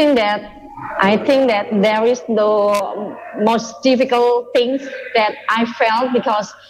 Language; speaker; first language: English; non-native, learner; Indonesian